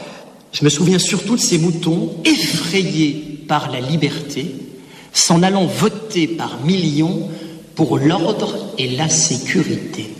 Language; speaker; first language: French; native; French